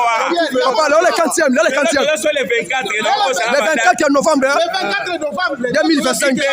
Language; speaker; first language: French; non-native, local second language; Lingala